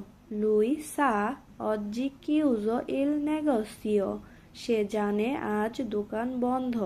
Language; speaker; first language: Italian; non-native, learner; Bangla